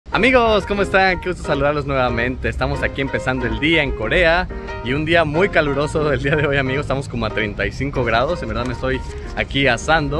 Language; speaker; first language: Spanish; native; Spanish